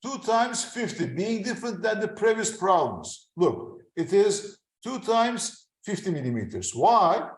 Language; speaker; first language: English; non-native, fluent; Turkish